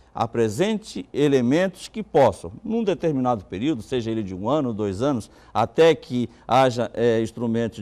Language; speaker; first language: Portuguese; native; Portuguese